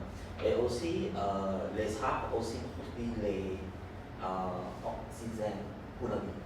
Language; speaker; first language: French; non-native, learner; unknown